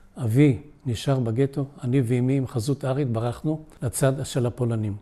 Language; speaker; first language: Hebrew; early bilingual, other home language; Polish